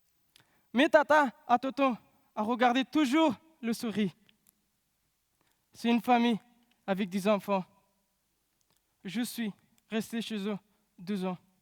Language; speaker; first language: French; non-native, learner; Pashto